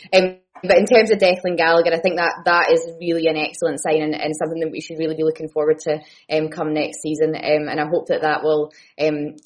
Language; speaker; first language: English; native; English